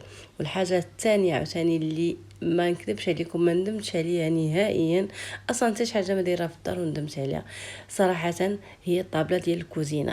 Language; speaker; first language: Arabic; native; Arabic